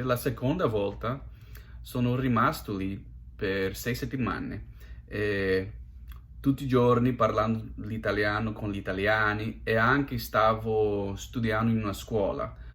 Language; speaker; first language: Italian; non-native, learner; English